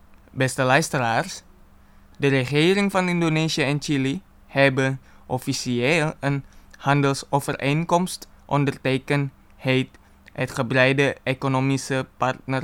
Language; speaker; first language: Dutch; non-native, fluent; Indonesian